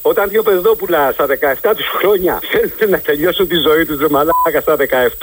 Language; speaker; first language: Greek; native; Greek